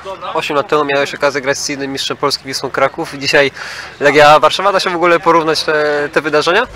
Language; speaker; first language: Polish; native; Polish